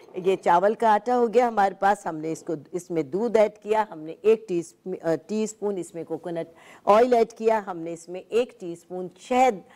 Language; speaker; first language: Urdu; non-native, local second language; Sindhi